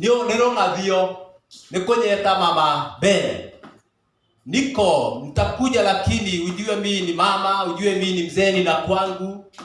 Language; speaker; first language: Swahili; non-native, local second language; Kikuyu